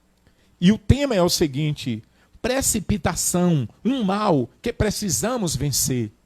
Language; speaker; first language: Portuguese; native; Portuguese